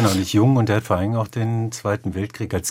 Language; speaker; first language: German; native; German